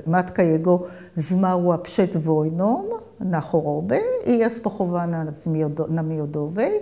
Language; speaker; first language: Polish; early bilingual, heritage; Polish